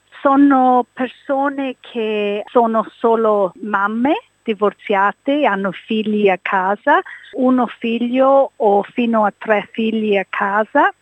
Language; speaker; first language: Italian; early bilingual, heritage; English